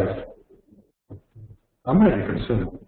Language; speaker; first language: English; non-native, learner; Russian